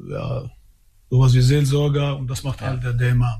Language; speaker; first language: German; early bilingual, other home language; Albanian